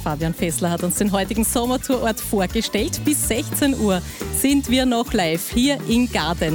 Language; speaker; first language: German; native; German